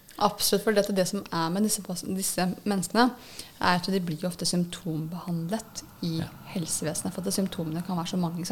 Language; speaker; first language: Norwegian; native; Norwegian